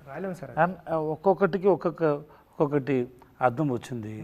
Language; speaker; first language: Telugu; non-native, learner; Tamil